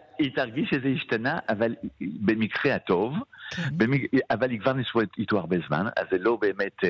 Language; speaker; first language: Hebrew; non-native, fluent; French